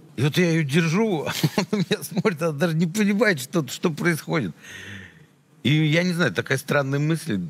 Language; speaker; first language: Russian; native; Russian